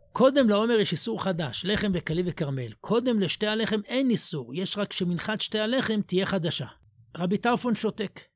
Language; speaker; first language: Hebrew; native; Hebrew